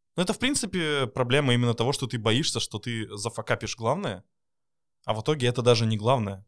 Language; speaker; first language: Russian; native; Russian